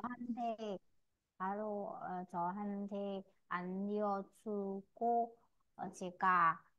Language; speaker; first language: Korean; non-native, learner; Vietnamese